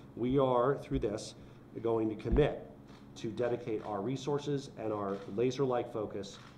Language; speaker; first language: English; native; English